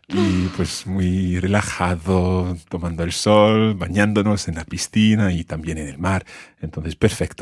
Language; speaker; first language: Spanish; non-native, fluent; English